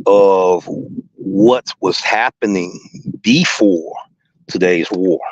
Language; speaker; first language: English; native; English